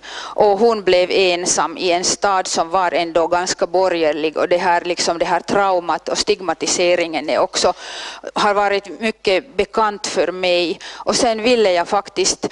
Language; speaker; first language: Swedish; non-native, local second language; Finnish